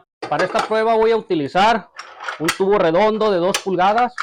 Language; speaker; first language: Spanish; native; Spanish